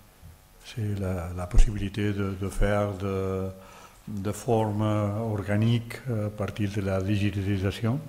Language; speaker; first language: French; non-native, learner; Catalan